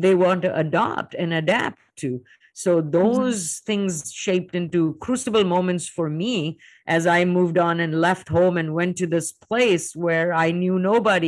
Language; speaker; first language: English; non-native, local second language; Hindi